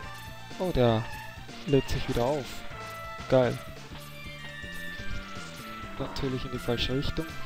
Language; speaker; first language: German; native; German